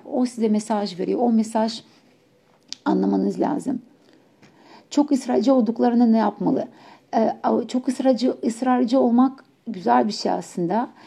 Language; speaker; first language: Turkish; non-native, fluent; Ukrainian